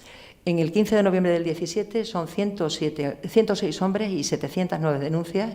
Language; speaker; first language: Spanish; native; Spanish